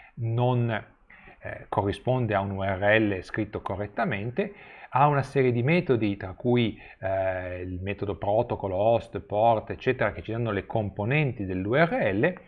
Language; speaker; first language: Italian; native; Italian